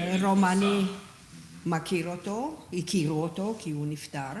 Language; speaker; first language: Hebrew; non-native, fluent; Romanian